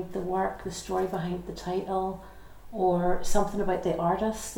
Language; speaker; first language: English; native; English